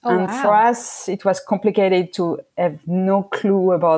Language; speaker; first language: English; non-native, fluent; French